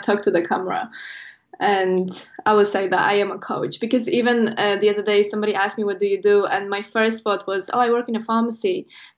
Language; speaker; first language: English; non-native, fluent; Polish